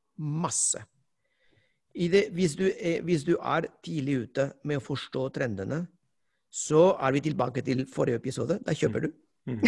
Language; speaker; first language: Norwegian; non-native, fluent; Spanish